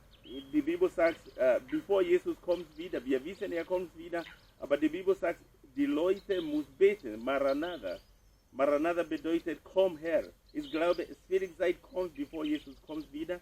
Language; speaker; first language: German; non-native, fluent; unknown